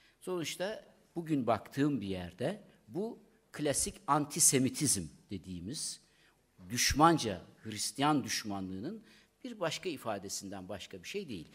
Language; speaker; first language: Turkish; native; Turkish